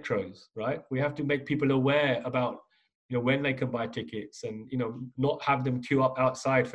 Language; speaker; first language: English; native; English